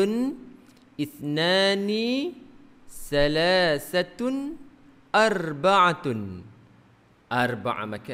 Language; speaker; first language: Arabic; non-native, fluent; Malay